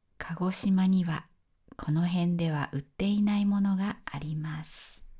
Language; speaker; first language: Japanese; native; Japanese